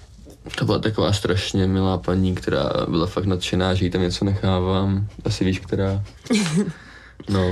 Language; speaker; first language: Czech; native; Czech